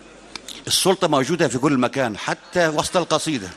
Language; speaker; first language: Arabic; native; Arabic